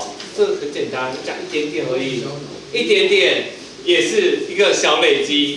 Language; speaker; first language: Chinese; native; Chinese